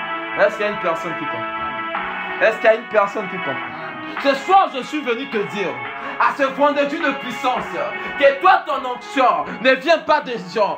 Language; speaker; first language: French; non-native, local second language; Swahili